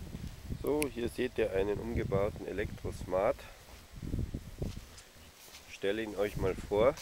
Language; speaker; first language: German; native; German